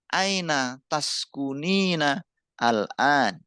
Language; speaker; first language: Arabic; non-native, fluent; Indonesian